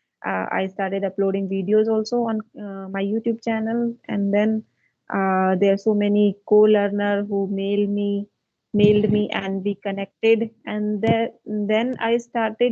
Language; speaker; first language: English; non-native, fluent; Hindi